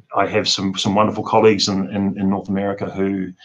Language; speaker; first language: English; native; English